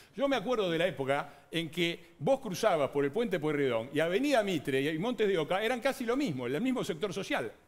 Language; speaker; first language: Spanish; native; Spanish